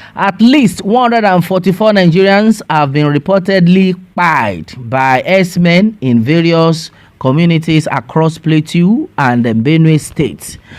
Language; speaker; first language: English; non-native, local second language; Yoruba